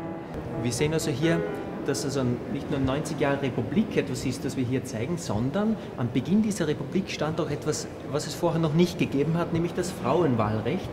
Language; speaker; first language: German; native; German